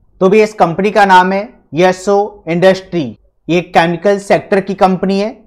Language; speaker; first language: Hindi; native; Hindi